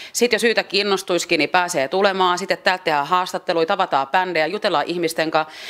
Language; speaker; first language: Finnish; early bilingual, other home language; French